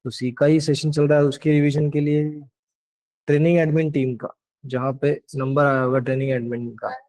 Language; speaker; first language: Hindi; non-native, local second language; Marathi